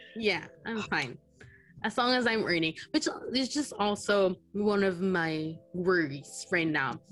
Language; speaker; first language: English; non-native, local second language; Filipino